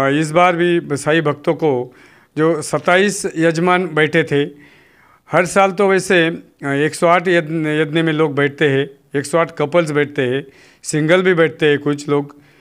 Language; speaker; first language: Hindi; non-native, local second language; Marathi